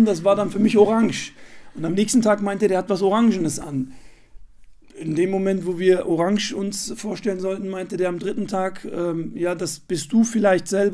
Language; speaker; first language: German; native; German